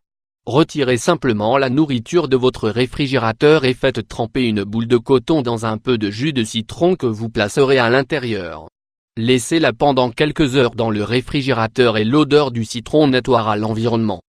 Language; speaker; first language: French; native; French